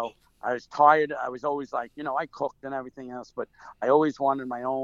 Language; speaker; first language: English; native; English